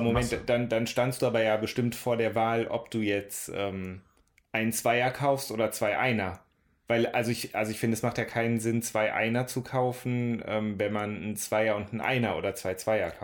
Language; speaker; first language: German; native; German